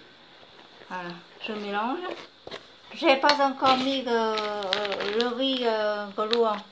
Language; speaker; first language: French; non-native, learner; Vietnamese